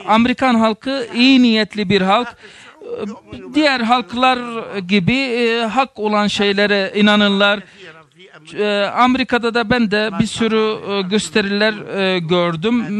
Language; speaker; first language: Turkish; non-native, fluent; Arabic